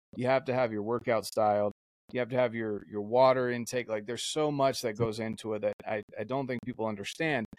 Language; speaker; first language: English; native; English